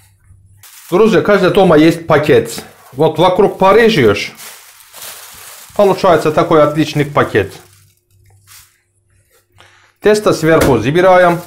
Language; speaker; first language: Russian; non-native, learner; Turkish